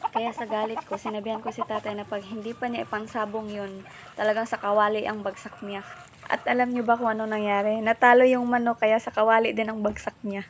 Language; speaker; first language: Filipino; non-native, local second language; Cebuano